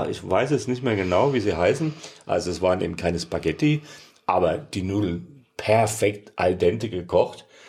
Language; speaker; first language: German; native; German